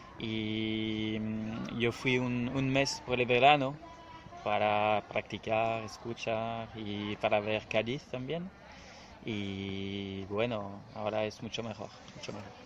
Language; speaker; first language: Spanish; non-native, learner; French